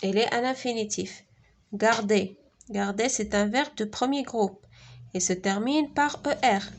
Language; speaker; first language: French; non-native, local second language; Arabic